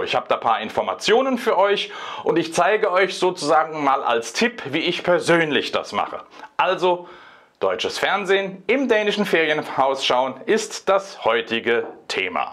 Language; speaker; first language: German; native; German